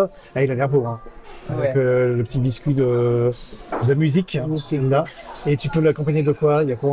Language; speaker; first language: French; native; French